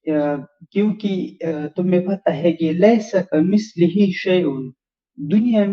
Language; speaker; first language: Hindi; non-native, learner; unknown